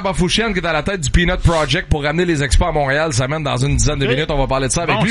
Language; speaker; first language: French; native; French